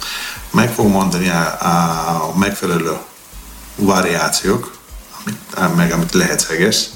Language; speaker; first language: Hungarian; non-native, learner; Greek